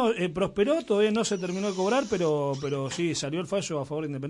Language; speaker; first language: Spanish; native; Spanish